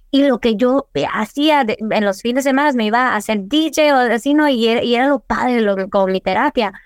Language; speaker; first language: Spanish; early bilingual, heritage; Spanish